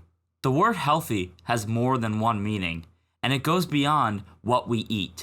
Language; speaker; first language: English; native; English